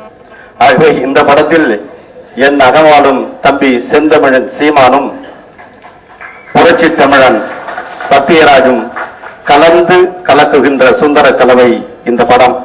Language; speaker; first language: Tamil; native; Tamil